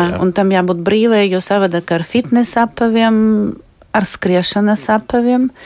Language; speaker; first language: Latvian; non-native, local second language; Russian